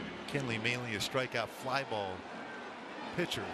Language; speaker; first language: English; native; English